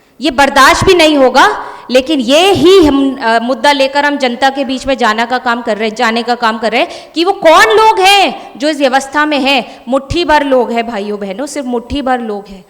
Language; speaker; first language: Hindi; native; Hindi